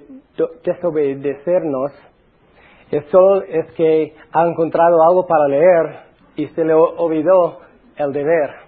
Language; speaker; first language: Spanish; non-native, fluent; English